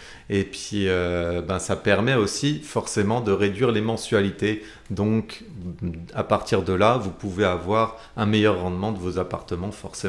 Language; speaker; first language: French; native; French